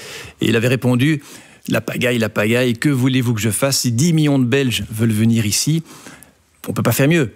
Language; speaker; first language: French; native; French